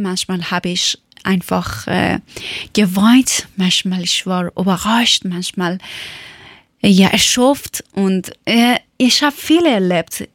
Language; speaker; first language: German; non-native, learner; Persian